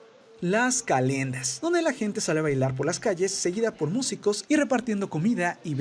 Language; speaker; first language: Spanish; native; Spanish